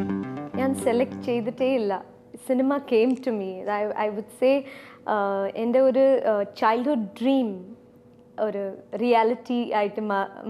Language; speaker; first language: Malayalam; non-native, fluent; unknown